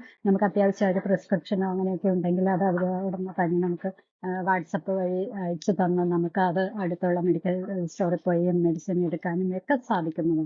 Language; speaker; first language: Malayalam; native; Malayalam